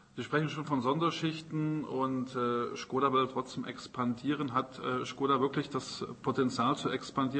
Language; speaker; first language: German; native; German